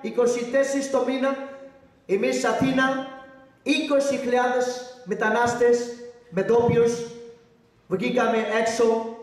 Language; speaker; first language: Greek; non-native, learner; Urdu